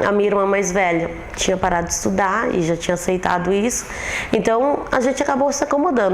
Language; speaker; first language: Portuguese; early bilingual, other home language; Spanish